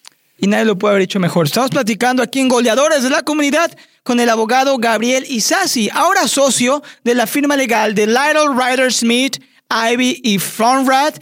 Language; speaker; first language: Spanish; native; Spanish